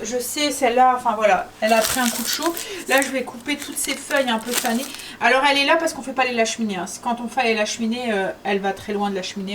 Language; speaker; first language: French; native; French